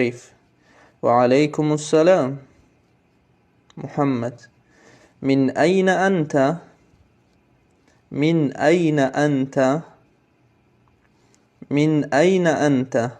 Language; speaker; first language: Arabic; non-native, fluent; Tajik